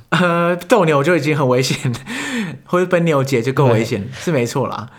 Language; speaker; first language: Chinese; native; Chinese